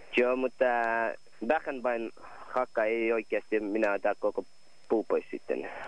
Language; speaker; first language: Finnish; non-native, learner; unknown